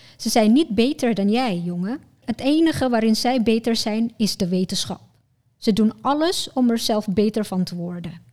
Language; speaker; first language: Dutch; non-native, fluent; Indonesian